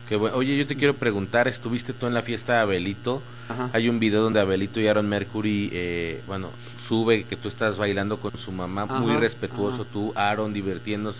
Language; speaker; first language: Spanish; native; Spanish